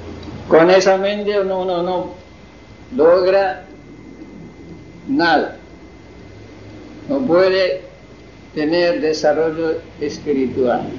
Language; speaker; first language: Spanish; non-native, fluent; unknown